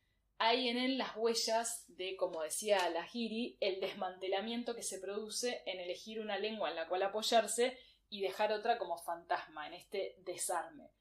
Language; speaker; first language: Spanish; native; Spanish